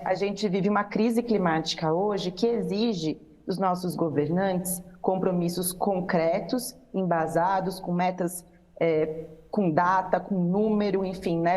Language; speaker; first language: Portuguese; native; Portuguese